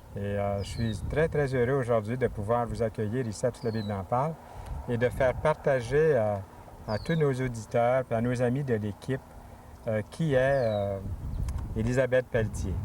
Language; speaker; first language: French; native; French